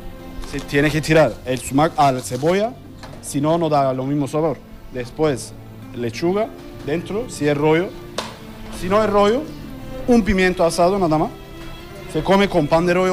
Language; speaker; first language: Spanish; non-native, learner; Turkish